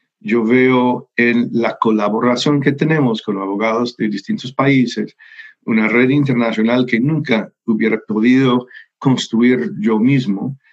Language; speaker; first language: Spanish; non-native, fluent; English